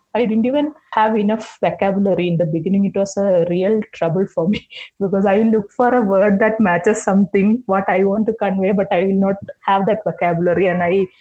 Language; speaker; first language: English; non-native, local second language; Malayalam